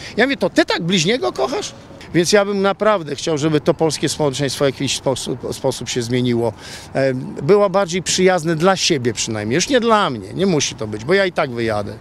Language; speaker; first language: Polish; native; Polish